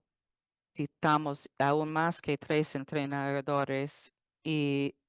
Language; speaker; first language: Spanish; non-native, fluent; English